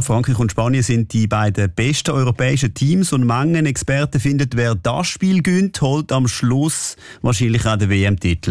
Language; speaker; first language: German; native; German